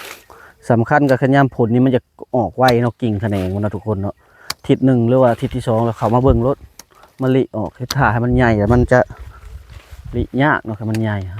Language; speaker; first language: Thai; non-native, local second language; Lao